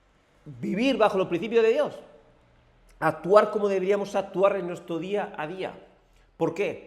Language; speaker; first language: Spanish; native; Spanish